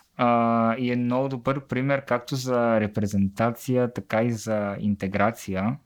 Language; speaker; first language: Bulgarian; native; Bulgarian